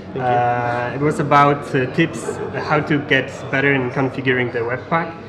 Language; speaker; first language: English; non-native, fluent; Polish